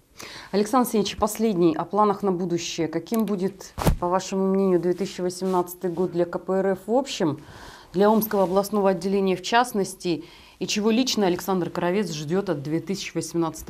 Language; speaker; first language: Russian; native; Russian